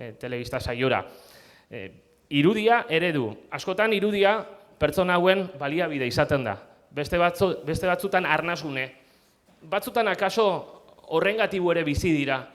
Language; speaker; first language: Basque; native; Basque